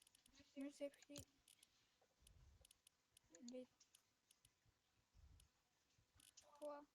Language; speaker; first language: French; native; French